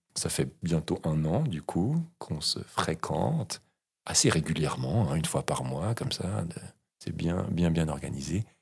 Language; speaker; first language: French; native; French